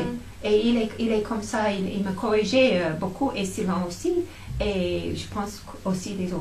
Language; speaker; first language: French; non-native, fluent; English